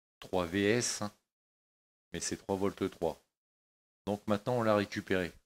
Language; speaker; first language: French; native; French